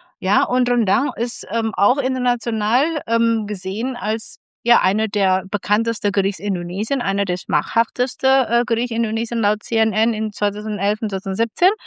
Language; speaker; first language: German; non-native, fluent; Indonesian